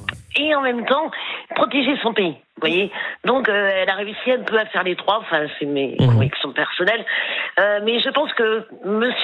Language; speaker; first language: French; native; French